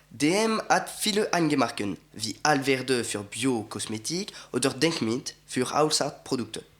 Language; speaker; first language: German; non-native, learner; French